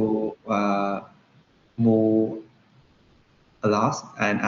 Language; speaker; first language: English; non-native, learner; Vietnamese